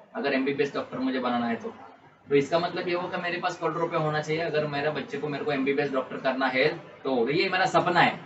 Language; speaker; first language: Hindi; non-native, local second language; Marathi